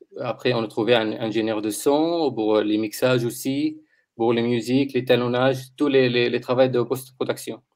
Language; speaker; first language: French; non-native, learner; Arabic